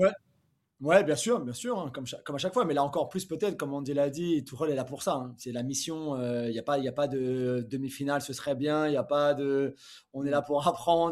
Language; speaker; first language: French; native; French